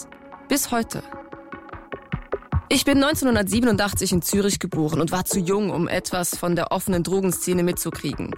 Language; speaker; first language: German; native; German